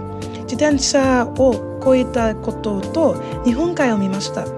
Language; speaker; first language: Japanese; non-native, learner; English